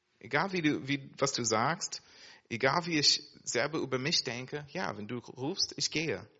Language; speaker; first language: German; non-native, fluent; English